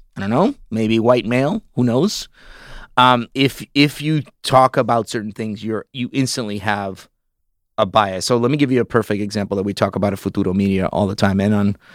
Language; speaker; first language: English; early bilingual, heritage; English